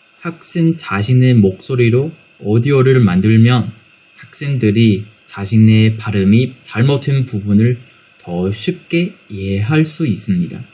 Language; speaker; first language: Korean; non-native, learner; Chinese